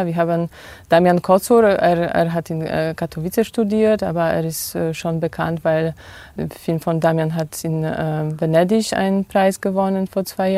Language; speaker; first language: German; non-native, fluent; Polish